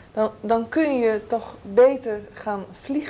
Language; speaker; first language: Dutch; native; Dutch